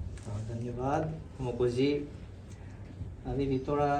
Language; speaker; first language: Hindi; non-native, fluent; Japanese